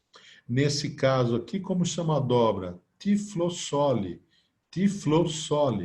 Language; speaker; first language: Portuguese; native; Portuguese